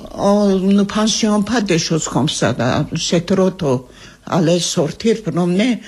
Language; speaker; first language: French; non-native, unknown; Armenian